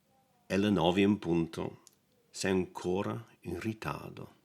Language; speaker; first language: Italian; non-native, learner; English